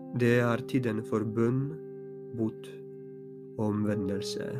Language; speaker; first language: Norwegian; non-native, fluent; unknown